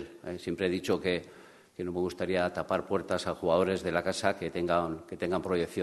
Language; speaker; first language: Spanish; native; Spanish